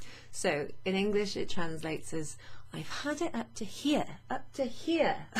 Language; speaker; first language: English; native; English